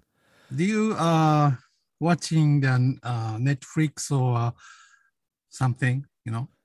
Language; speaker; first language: English; non-native, learner; Japanese